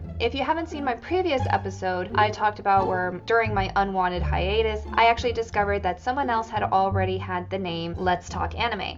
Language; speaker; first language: English; native; English